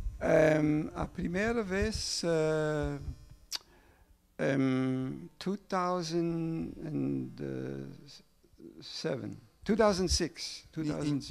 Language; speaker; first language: Portuguese; non-native, learner; English